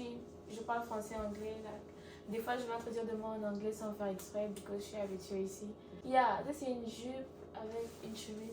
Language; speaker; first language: French; non-native, learner; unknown